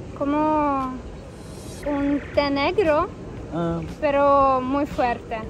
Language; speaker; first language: Spanish; non-native, learner; Ukrainian